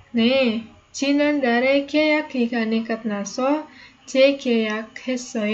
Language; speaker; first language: Korean; non-native, fluent; Indonesian